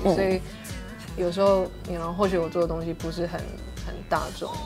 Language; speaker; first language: Chinese; early bilingual, heritage; Chinese